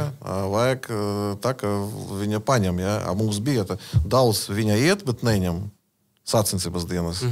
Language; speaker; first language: Latvian; non-native, learner; Russian